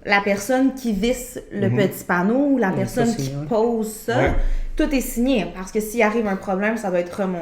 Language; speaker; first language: French; native; French